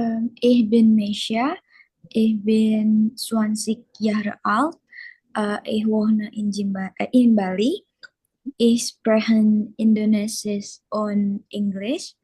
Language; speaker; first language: German; non-native, learner; Indonesian